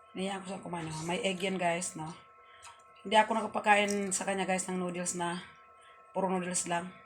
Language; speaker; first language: Filipino; non-native, local second language; Cebuano